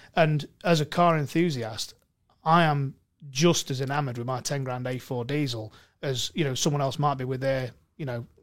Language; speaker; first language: English; native; English